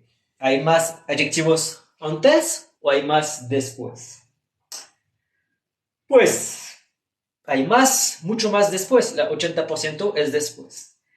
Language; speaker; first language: Spanish; non-native, fluent; French